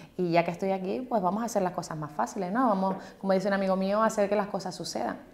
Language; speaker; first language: Spanish; native; Spanish